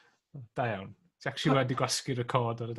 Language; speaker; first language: Welsh; native; Welsh